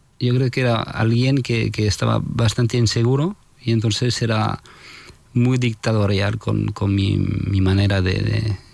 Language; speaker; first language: Spanish; non-native, fluent; French